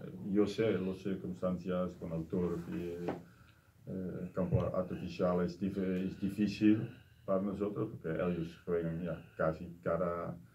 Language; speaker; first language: Spanish; non-native, learner; Dutch